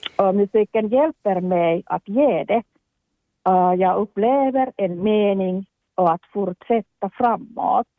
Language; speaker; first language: Swedish; non-native, local second language; Finnish